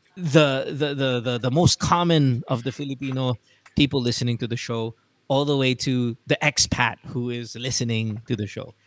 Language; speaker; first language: English; native; English